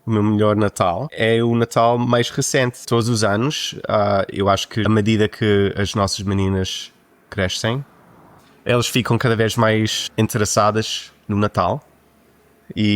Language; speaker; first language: Portuguese; non-native, fluent; English